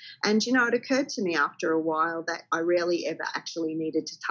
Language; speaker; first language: English; native; English